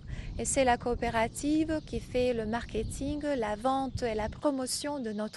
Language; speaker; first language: French; non-native, fluent; Croatian